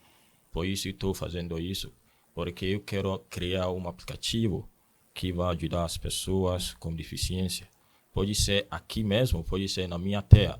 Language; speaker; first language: Portuguese; non-native, learner; Akan